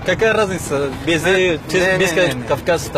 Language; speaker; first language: Russian; non-native, learner; Spanish